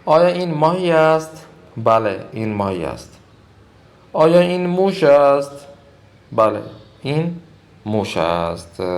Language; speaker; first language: Persian; non-native, fluent; Urdu